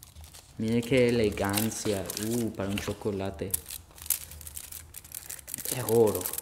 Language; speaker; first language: Spanish; early bilingual, heritage; Spanish